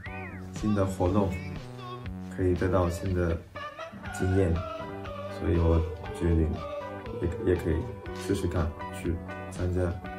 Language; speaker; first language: Chinese; non-native, fluent; Russian